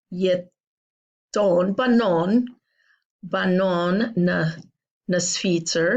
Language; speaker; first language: Albanian; non-native, learner; English